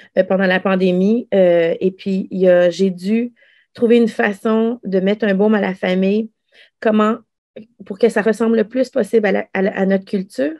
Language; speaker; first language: French; early bilingual, other home language; Lao